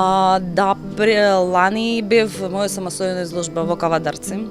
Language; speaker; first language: Macedonian; non-native, learner; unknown